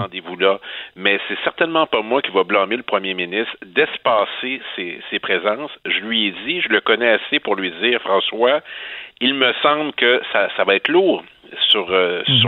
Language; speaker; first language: French; native; French